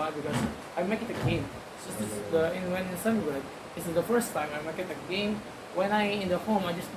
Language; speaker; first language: English; non-native, learner; Indonesian